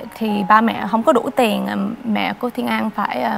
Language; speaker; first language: Vietnamese; early bilingual, other home language; English